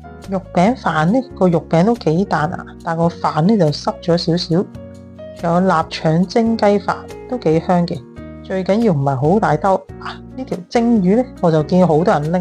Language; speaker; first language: Chinese; native; Chinese